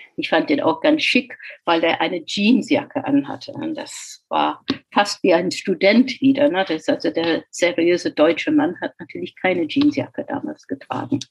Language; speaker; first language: German; non-native, fluent; English